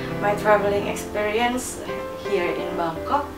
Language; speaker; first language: English; non-native, learner; Indonesian